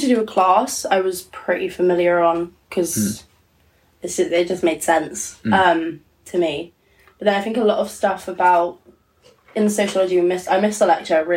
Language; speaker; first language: English; native; English